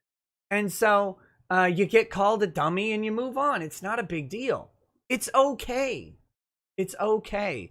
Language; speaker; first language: English; native; English